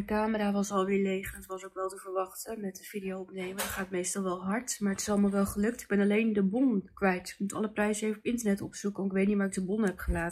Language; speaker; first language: Dutch; native; Dutch